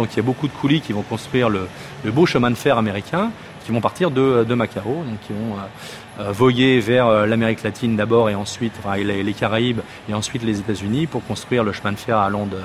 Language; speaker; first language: French; native; French